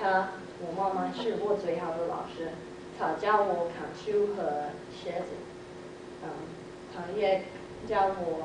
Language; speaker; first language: Chinese; non-native, learner; English